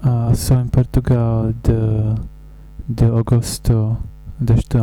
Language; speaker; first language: Portuguese; non-native, learner; Czech